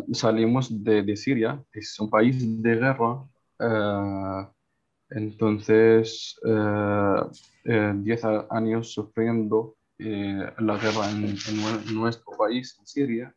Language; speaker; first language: Spanish; non-native, learner; Arabic